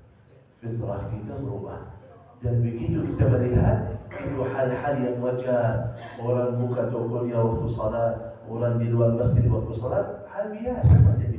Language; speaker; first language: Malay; non-native, fluent; Arabic